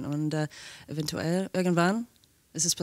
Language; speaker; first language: German; non-native, fluent; English